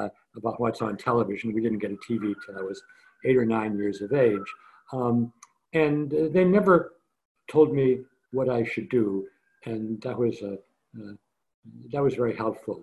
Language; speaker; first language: English; native; English